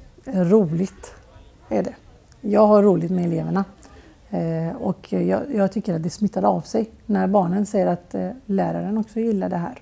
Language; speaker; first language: Swedish; non-native, fluent; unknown